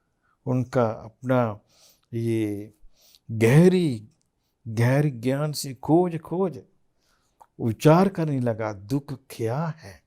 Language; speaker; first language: Hindi; non-native, fluent; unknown